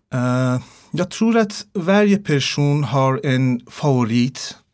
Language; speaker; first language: Swedish; non-native, learner; Persian